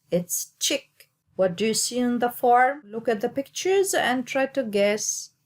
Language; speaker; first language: English; non-native, learner; Arabic